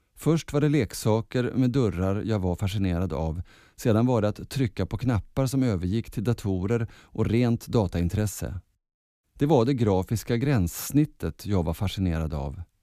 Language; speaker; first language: Swedish; early bilingual, other home language; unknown